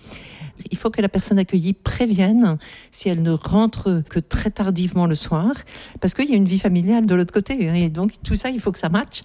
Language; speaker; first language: French; native; French